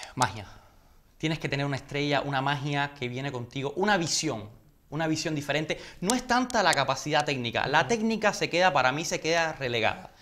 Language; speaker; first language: Spanish; native; Spanish